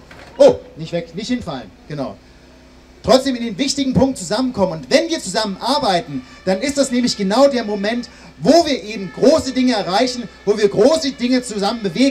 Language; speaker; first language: German; native; German